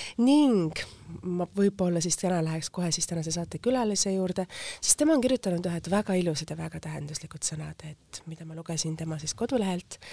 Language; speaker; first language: Estonian; native; Estonian